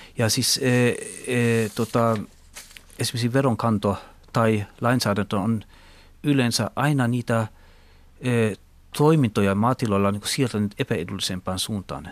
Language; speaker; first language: Finnish; non-native, local second language; Swedish